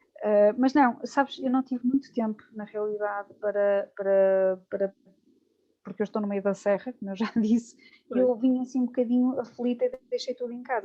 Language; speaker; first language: Portuguese; native; Portuguese